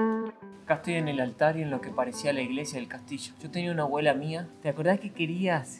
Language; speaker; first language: Spanish; native; Spanish